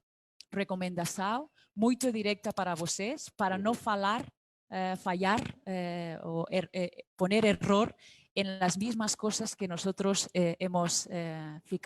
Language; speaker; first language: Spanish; non-native, fluent; Portuguese